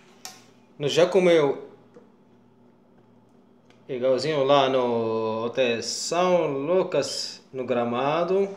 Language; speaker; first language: Portuguese; non-native, learner; Arabic